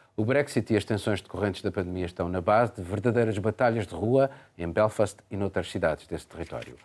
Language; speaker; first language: Portuguese; native; Portuguese